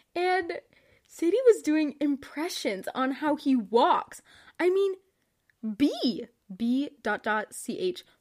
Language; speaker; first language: English; native; English